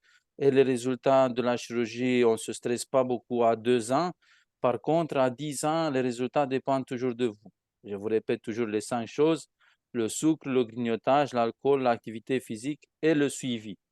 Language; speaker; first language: French; non-native, fluent; Romanian